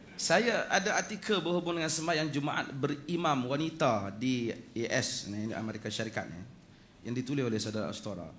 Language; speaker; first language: Malay; native; Malay